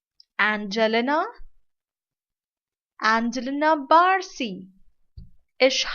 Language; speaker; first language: German; non-native, learner; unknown